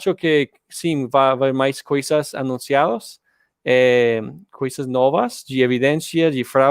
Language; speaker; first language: Portuguese; non-native, learner; English